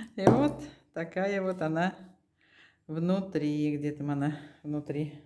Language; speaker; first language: Russian; native; Russian